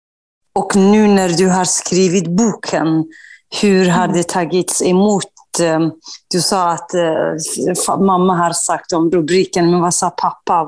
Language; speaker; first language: Swedish; non-native, fluent; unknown